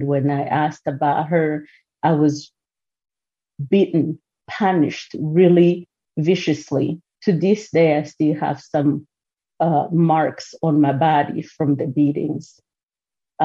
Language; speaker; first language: English; non-native, local second language; Kinyarwanda